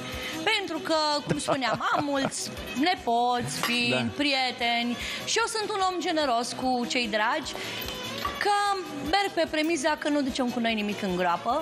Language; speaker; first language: Romanian; native; Romanian